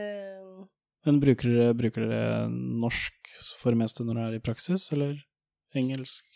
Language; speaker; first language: Norwegian; native; Norwegian